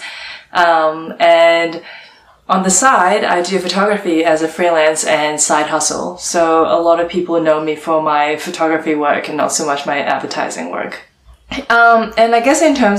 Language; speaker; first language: English; non-native, local second language; Cantonese